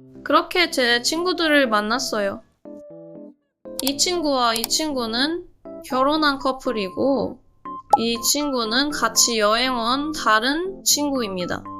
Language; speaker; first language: Korean; non-native, fluent; French